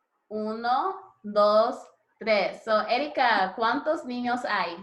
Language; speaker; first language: Spanish; non-native, learner; English